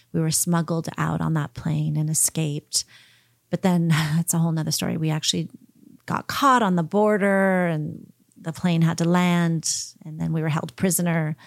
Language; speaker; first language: English; early bilingual, heritage; English